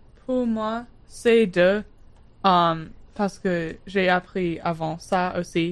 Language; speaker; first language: French; non-native, learner; English